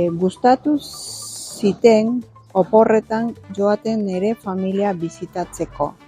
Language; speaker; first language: Basque; non-native, learner; Spanish